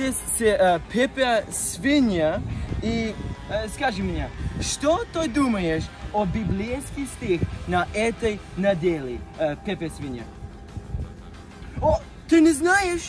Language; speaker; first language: Russian; non-native, learner; English